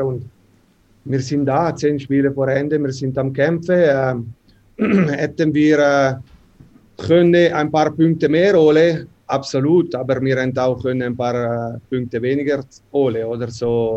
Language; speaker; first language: German; non-native, local second language; Italian